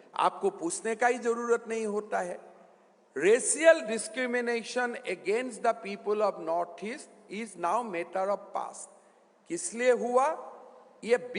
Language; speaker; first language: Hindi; non-native, local second language; Assamese